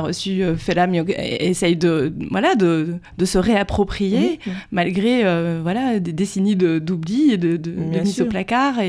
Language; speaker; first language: French; native; French